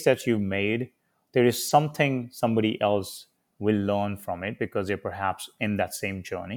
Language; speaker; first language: English; non-native, local second language; Hindi